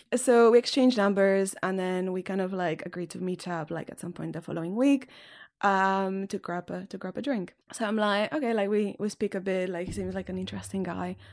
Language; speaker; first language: English; non-native, fluent; Spanish